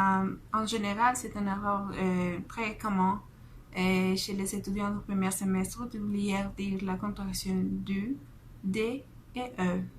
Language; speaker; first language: French; non-native, fluent; Spanish